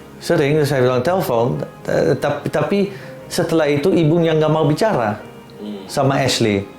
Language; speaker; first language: Indonesian; non-native, fluent; Dutch